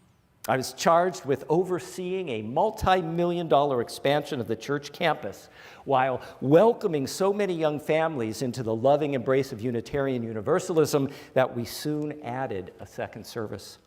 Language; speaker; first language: English; native; English